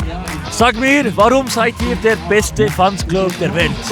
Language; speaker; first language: German; non-native, learner; French